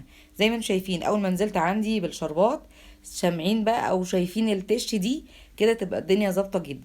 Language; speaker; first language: Arabic; native; Arabic